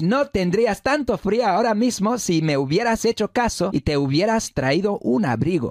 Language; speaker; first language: Spanish; non-native, fluent; English